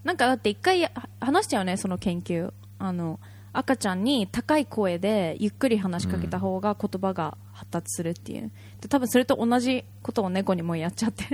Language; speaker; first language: Japanese; native; Japanese